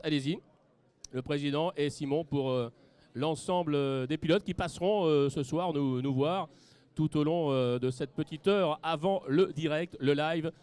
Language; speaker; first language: French; native; French